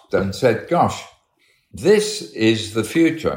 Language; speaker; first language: English; early bilingual, other home language; Arabic